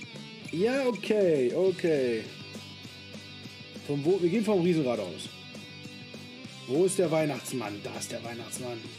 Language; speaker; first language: German; native; German